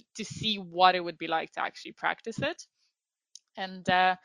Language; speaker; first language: English; non-native, fluent; Romanian